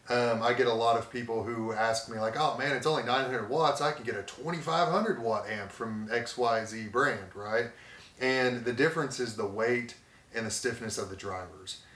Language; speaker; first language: English; native; English